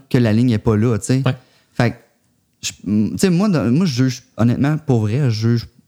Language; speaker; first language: French; native; French